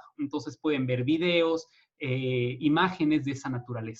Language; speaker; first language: Spanish; native; Spanish